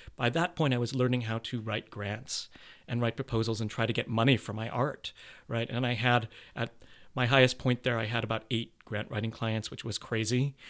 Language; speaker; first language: English; native; English